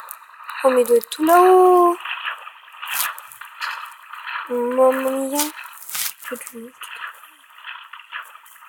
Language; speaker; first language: French; native; French